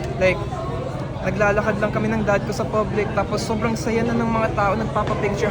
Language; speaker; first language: Filipino; non-native, local second language; English